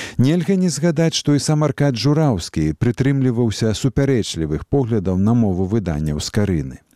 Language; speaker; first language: Belarusian; native; Belarusian